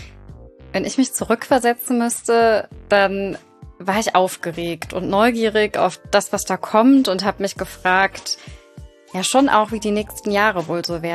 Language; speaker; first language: German; native; German